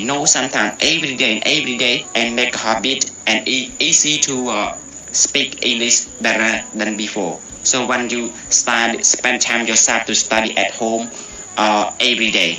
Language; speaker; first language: English; non-native, learner; Khmer